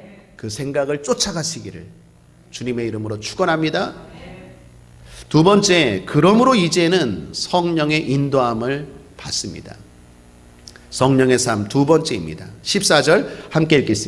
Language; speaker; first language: Korean; native; Korean